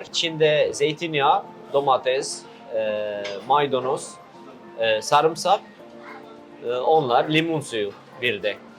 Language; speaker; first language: Turkish; non-native, fluent; Arabic